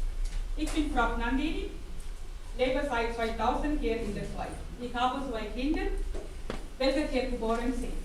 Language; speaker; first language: German; non-native, fluent; Tamil